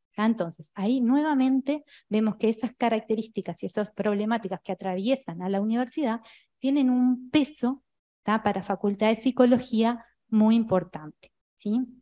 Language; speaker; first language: Spanish; native; Spanish